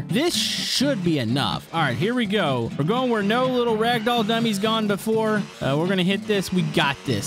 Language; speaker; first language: English; native; English